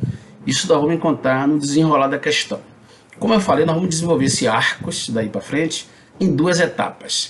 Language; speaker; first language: Portuguese; native; Portuguese